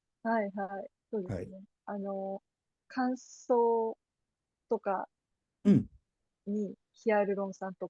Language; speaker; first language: Japanese; native; Japanese